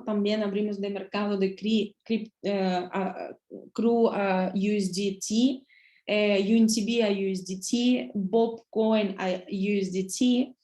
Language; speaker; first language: Spanish; non-native, learner; Russian